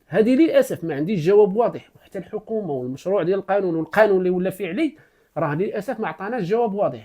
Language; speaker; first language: Arabic; native; Arabic